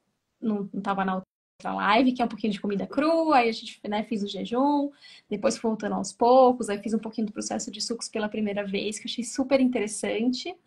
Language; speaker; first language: Portuguese; native; Portuguese